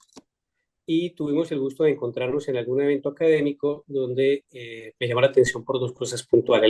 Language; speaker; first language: Spanish; native; Spanish